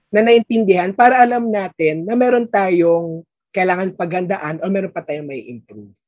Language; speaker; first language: Filipino; native; Filipino